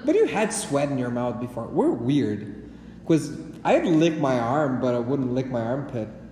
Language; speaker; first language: English; non-native, fluent; Portuguese